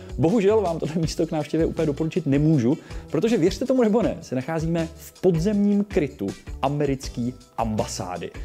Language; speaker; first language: Czech; native; Czech